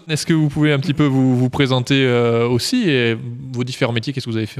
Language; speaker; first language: French; native; French